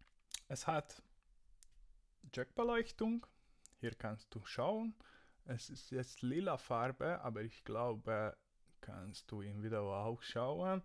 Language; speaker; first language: German; non-native, learner; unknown